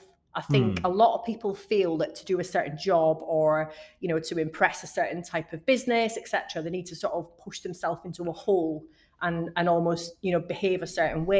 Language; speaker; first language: English; native; English